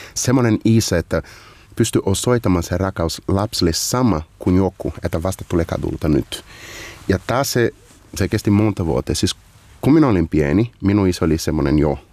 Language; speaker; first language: Finnish; non-native, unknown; Portuguese